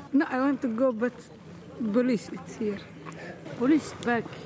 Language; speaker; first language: English; non-native, learner; Somali